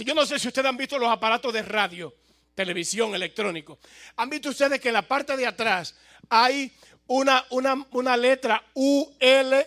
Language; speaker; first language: Spanish; native; Spanish